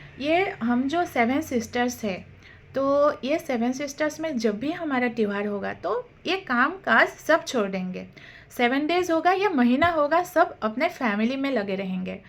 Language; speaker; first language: Hindi; non-native, local second language; Assamese